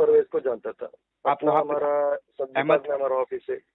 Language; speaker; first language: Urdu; non-native, local second language; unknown